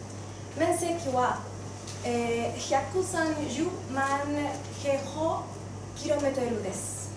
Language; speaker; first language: Japanese; non-native, learner; Spanish